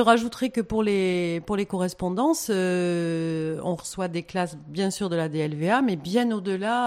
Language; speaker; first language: French; native; French